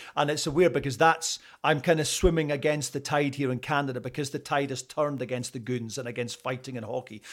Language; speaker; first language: English; native; English